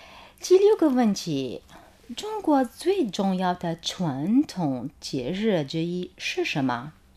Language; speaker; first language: Chinese; non-native, fluent; Arabic